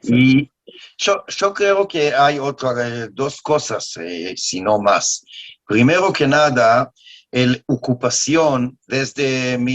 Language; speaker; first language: Spanish; non-native, learner; Hebrew